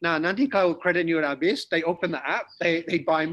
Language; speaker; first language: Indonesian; non-native, fluent; English